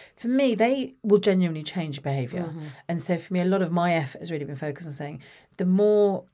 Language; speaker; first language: English; native; English